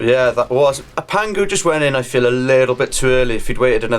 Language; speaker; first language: English; native; English